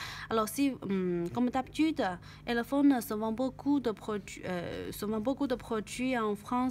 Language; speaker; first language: French; non-native, learner; Chinese